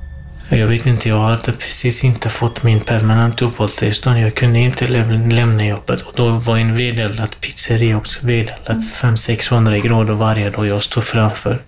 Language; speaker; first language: Swedish; non-native, learner; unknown